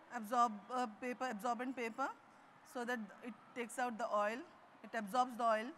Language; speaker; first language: English; non-native, local second language; Urdu